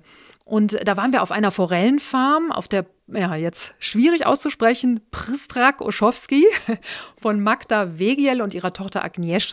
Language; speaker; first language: German; native; German